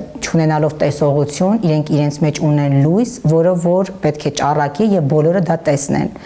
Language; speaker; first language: Armenian; native; Armenian